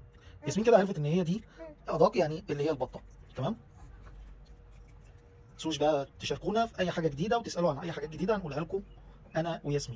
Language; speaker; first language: Arabic; native; Arabic